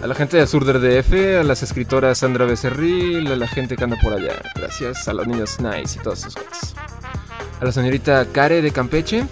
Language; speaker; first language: Spanish; native; Spanish